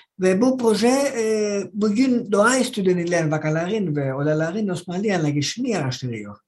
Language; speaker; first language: Turkish; non-native, learner; Greek